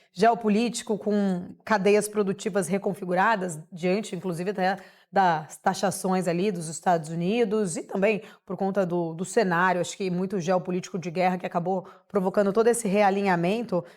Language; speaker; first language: Portuguese; native; Portuguese